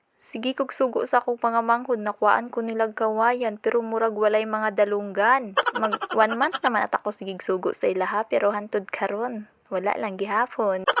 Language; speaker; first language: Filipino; non-native, local second language; Cebuano